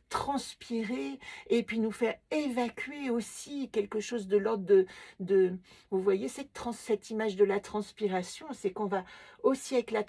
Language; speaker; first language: French; native; French